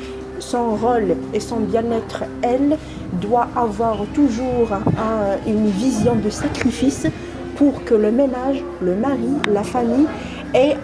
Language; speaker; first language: French; non-native, local second language; Arabic